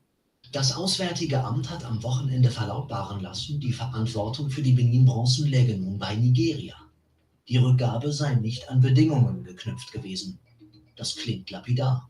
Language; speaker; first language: German; native; German